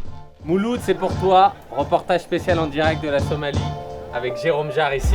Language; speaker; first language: French; native; French